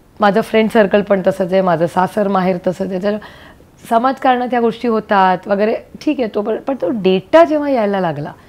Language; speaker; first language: Marathi; native; Marathi